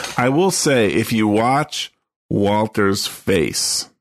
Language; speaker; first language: English; native; English